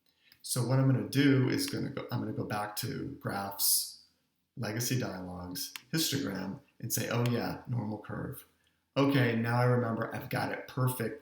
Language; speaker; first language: English; native; English